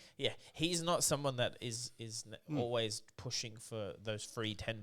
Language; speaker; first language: English; native; English